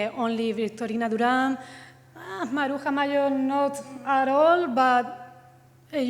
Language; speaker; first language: English; non-native, fluent; Spanish